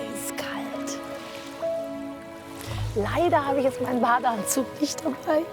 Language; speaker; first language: German; native; German